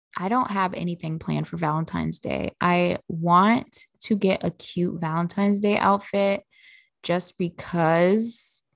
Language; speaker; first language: English; native; English